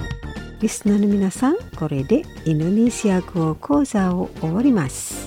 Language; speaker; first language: Japanese; non-native, fluent; Indonesian